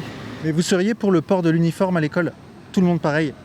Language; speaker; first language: French; native; French